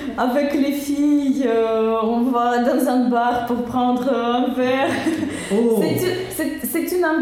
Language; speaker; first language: French; non-native, learner; Russian